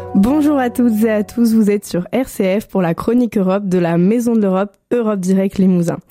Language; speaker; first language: French; native; French